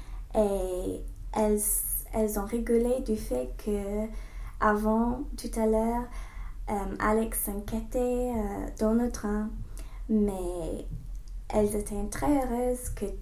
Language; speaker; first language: French; non-native, learner; English